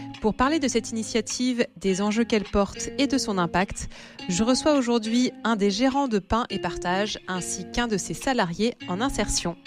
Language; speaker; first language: French; native; French